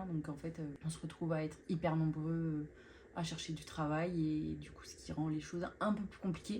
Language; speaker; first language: French; native; French